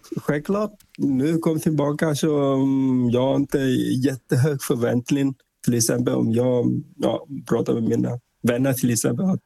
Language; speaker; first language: Swedish; non-native, fluent; Vietnamese